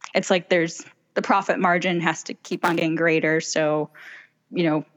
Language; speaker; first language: English; native; English